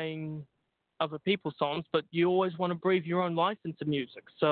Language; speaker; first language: English; native; English